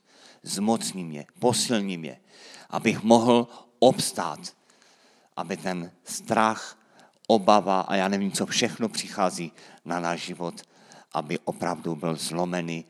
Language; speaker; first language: Czech; native; Czech